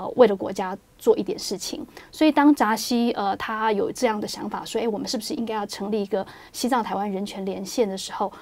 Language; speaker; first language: Chinese; native; Chinese